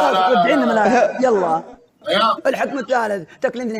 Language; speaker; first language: Arabic; native; Arabic